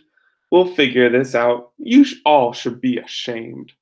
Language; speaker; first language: English; native; English